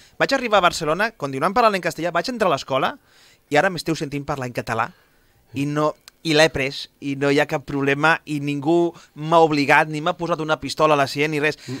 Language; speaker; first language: Catalan; non-native, local second language; Spanish